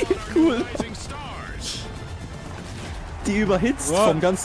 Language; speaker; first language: German; native; German